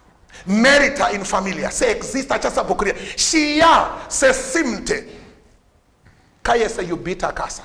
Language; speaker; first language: Romanian; non-native, learner; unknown